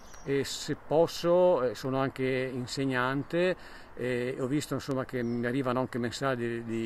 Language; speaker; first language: Italian; native; Italian